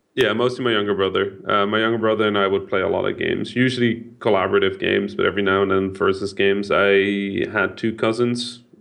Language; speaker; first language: English; non-native, fluent; Dutch